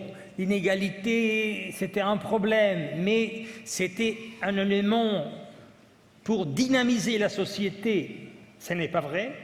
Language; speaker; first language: French; non-native, fluent; Italian